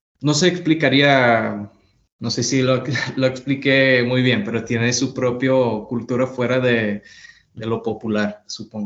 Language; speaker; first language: Spanish; non-native, fluent; English